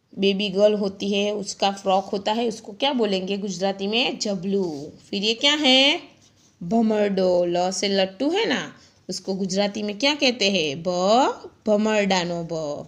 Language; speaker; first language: Hindi; non-native, local second language; Gujarati